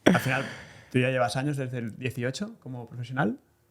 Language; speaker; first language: Spanish; native; Spanish